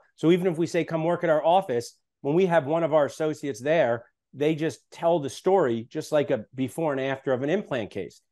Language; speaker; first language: English; native; English